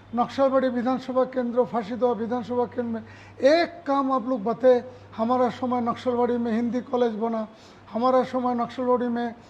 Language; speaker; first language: Hindi; non-native, local second language; Bangla